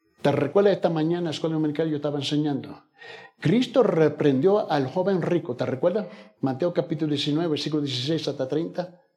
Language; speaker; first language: Spanish; early bilingual, heritage; Spanish